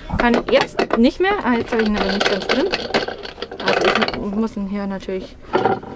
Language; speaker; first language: German; native; German